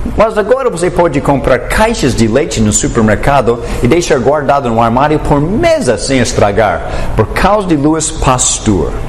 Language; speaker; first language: Portuguese; non-native, fluent; English